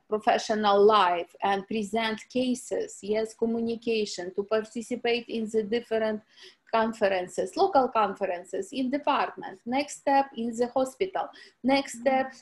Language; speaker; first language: English; non-native, learner; Ukrainian